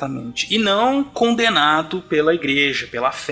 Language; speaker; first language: Portuguese; native; Portuguese